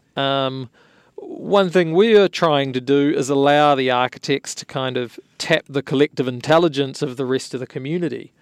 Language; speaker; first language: English; native; English